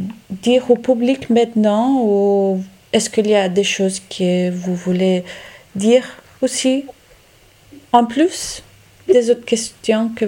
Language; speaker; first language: French; non-native, learner; Italian